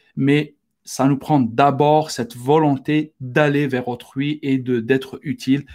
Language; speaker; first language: French; non-native, local second language; Arabic